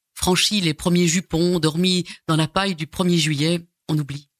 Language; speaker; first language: French; native; French